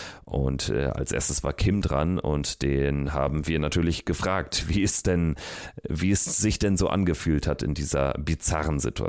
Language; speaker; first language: German; native; German